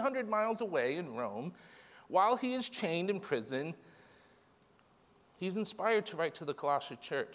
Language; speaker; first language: English; native; English